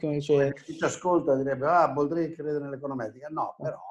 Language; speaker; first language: Italian; native; Italian